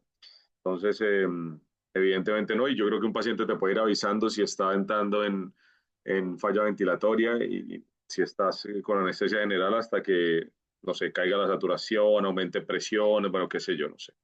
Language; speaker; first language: Spanish; native; Spanish